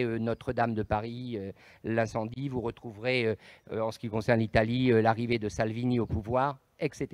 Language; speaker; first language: French; native; French